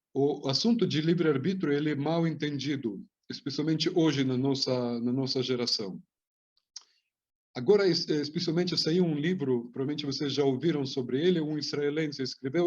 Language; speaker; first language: Portuguese; non-native, fluent; Hebrew